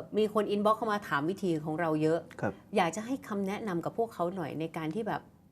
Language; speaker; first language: Thai; native; Thai